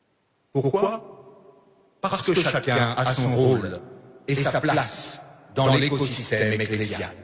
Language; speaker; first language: French; native; French